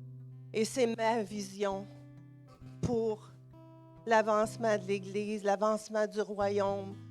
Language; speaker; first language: French; native; French